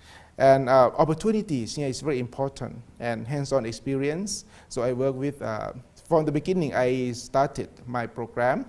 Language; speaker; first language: English; non-native, learner; Thai